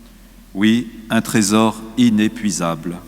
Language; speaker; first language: French; native; French